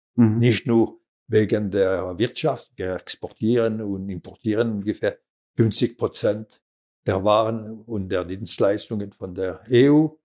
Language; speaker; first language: German; non-native, local second language; French